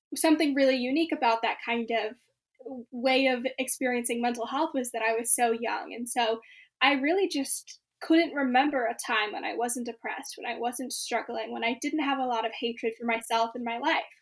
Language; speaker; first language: English; native; English